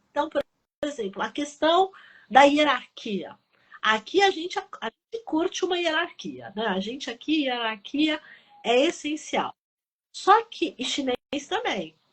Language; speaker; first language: Portuguese; early bilingual, other home language; Chinese